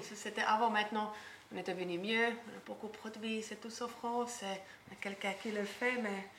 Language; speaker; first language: French; non-native, learner; German